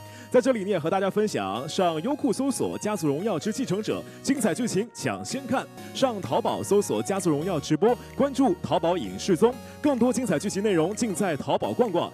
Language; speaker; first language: Chinese; native; Chinese